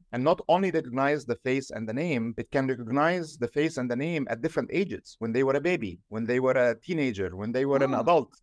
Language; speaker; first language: English; non-native, fluent; Arabic